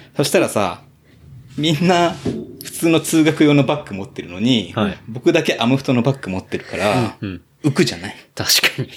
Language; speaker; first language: Japanese; native; Japanese